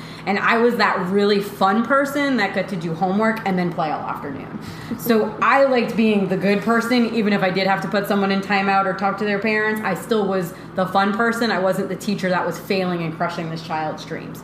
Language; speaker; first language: English; native; English